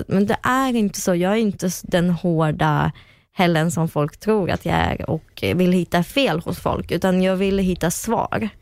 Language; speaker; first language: Swedish; early bilingual, other home language; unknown